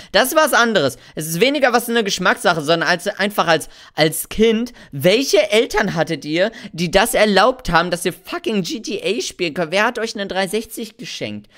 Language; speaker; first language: German; early bilingual, other home language; Hungarian